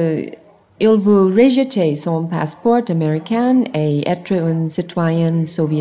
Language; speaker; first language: French; non-native, learner; English